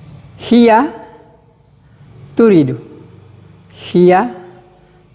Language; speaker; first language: Arabic; non-native, fluent; Indonesian